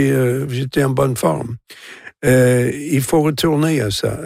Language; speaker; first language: French; non-native, local second language; English